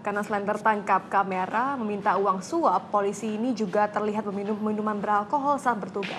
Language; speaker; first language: Indonesian; native; Indonesian